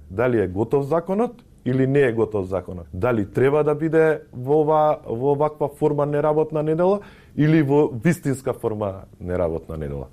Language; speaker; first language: Macedonian; native; Macedonian